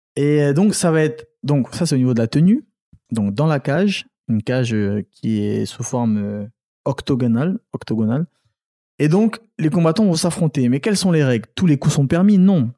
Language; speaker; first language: French; early bilingual, other home language; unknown